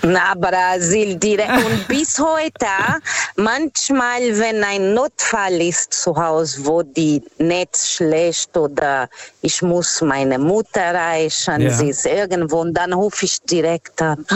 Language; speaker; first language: German; non-native, fluent; Portuguese